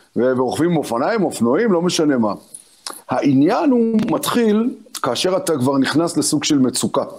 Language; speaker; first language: Hebrew; early bilingual, other home language; Arabic